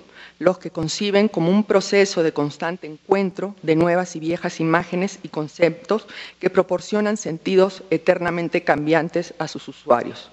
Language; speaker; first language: Spanish; native; Spanish